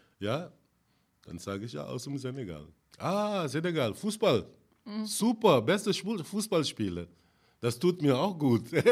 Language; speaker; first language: German; non-native, fluent; Wolof